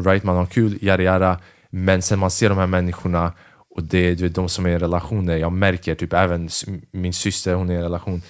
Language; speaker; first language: Swedish; early bilingual, other home language; Albanian